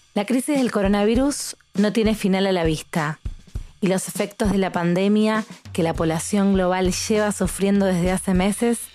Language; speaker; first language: Spanish; native; Spanish